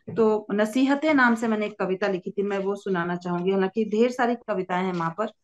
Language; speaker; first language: Hindi; native; Hindi